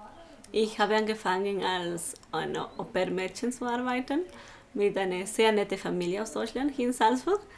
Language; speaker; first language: German; non-native, learner; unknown